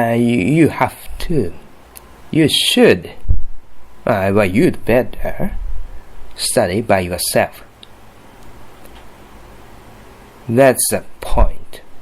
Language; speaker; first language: English; non-native, learner; Japanese